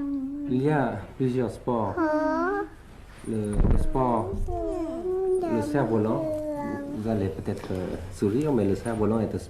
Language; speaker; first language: French; early bilingual, other home language; Thai